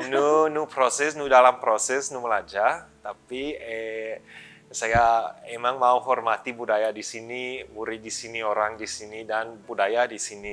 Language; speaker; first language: Indonesian; early bilingual, other home language; English